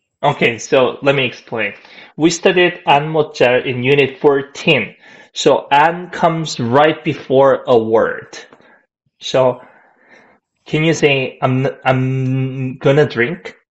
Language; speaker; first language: English; non-native, fluent; Korean